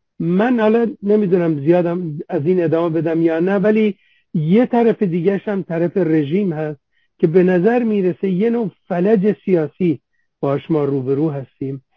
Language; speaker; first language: Persian; non-native, local second language; Central Kurdish